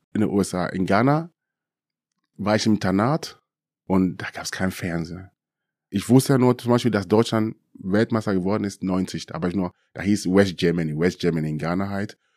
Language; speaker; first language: German; early bilingual, other home language; Akan